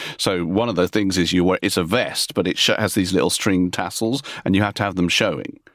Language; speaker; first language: English; native; English